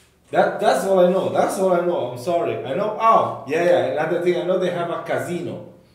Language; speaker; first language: English; non-native, fluent; Italian